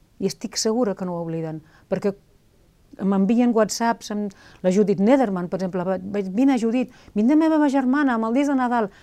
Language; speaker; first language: Catalan; native; Catalan